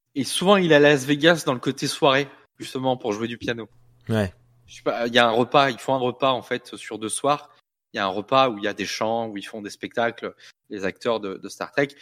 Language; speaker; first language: French; native; French